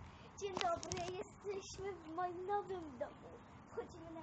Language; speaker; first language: Polish; early bilingual, heritage; Polish